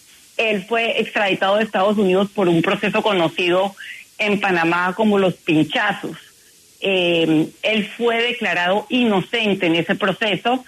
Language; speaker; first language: Spanish; native; Spanish